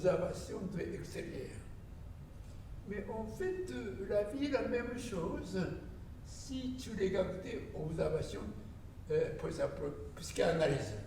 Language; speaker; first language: French; non-native, learner; Japanese